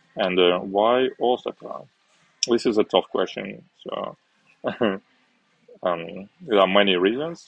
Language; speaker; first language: English; non-native, fluent; Uzbek